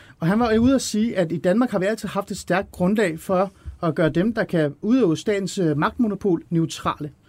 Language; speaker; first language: Danish; early bilingual, other home language; Persian